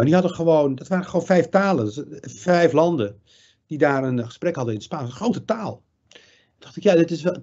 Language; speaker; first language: Dutch; early bilingual, other home language; Riffian